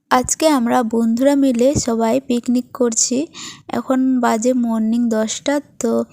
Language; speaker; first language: Bangla; non-native, local second language; Santali